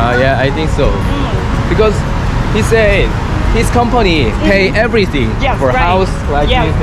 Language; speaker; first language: English; non-native, learner; Korean